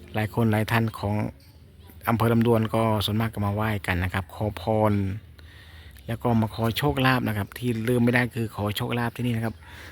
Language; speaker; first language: Thai; native; Thai